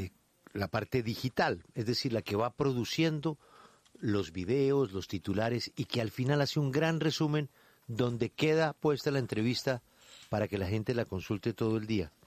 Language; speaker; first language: Spanish; native; Spanish